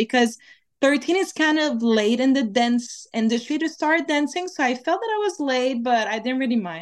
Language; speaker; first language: English; non-native, fluent; French